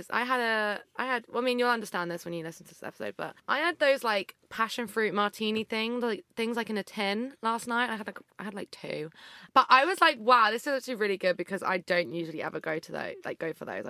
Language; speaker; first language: English; native; English